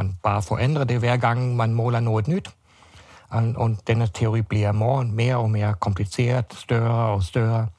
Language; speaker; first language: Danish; non-native, fluent; German